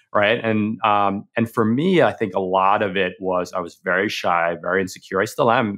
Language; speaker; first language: English; native; English